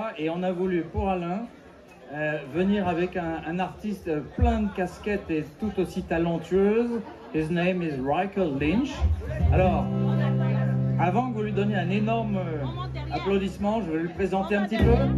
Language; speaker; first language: French; native; French